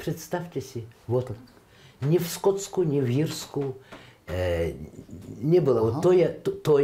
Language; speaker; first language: Czech; non-native, learner; Russian